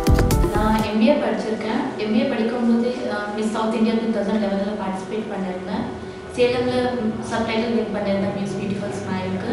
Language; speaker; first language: Tamil; non-native, local second language; Telugu